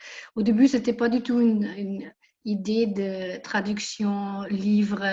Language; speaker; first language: French; non-native, fluent; German